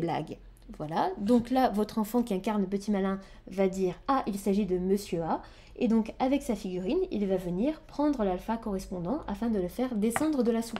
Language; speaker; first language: French; native; French